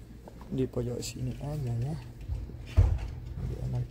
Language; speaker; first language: Indonesian; native; Indonesian